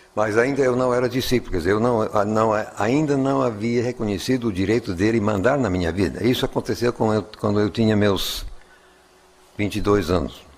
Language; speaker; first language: Portuguese; non-native, fluent; English